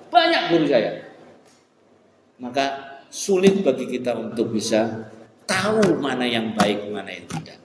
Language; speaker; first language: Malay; non-native, local second language; Javanese